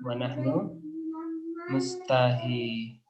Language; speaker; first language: Arabic; non-native, learner; Indonesian